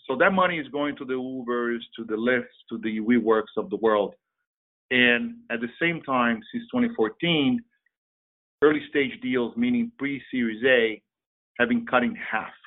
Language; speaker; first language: English; non-native, fluent; Portuguese